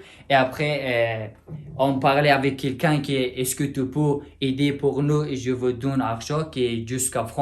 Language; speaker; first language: French; non-native, learner; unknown